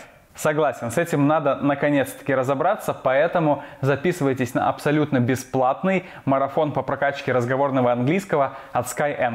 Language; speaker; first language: Russian; native; Russian